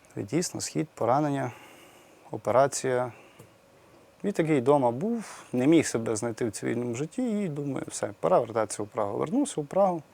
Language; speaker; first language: Ukrainian; native; Ukrainian